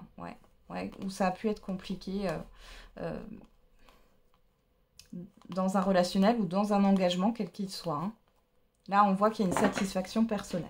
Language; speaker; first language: French; native; French